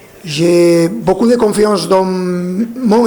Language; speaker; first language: French; non-native, fluent; Spanish